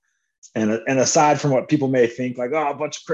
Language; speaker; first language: English; native; English